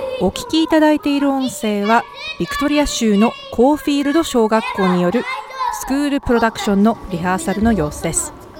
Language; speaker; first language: Japanese; native; Japanese